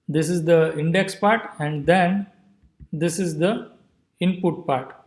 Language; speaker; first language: English; non-native, local second language; Gujarati